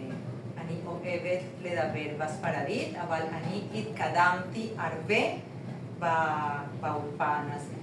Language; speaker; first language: Hebrew; non-native, learner; Spanish